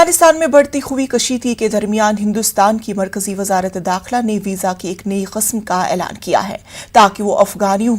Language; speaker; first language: Hindi; native; Hindi